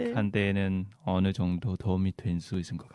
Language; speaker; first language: Korean; non-native, fluent; Vietnamese